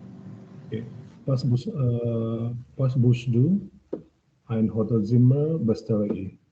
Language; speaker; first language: German; non-native, learner; Indonesian